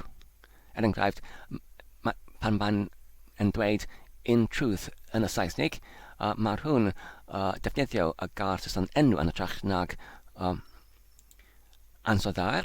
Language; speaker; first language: Welsh; non-native, fluent; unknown